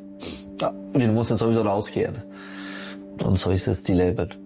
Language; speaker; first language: German; non-native, local second language; French